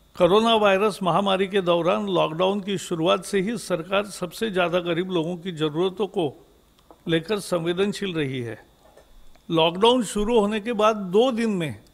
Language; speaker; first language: Hindi; non-native, local second language; Marathi